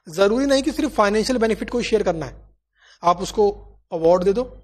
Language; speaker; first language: Hindi; native; Hindi